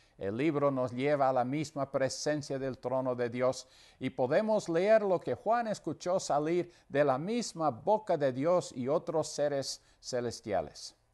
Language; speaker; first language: Spanish; non-native, fluent; English